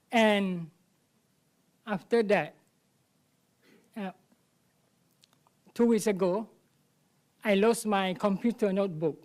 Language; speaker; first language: English; non-native, learner; Thai